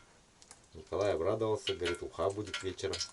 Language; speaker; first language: Russian; native; Russian